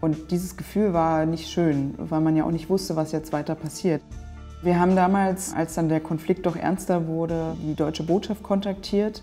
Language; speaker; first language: German; native; German